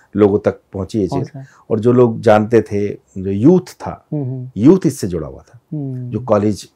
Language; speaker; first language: Hindi; native; Hindi